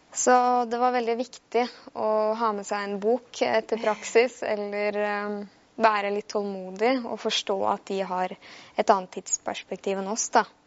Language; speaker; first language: Norwegian; native; Norwegian